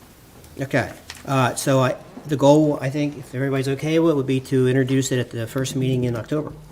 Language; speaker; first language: English; native; English